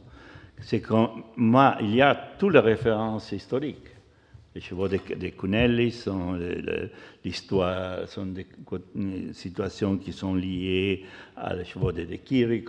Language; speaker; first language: French; non-native, fluent; Italian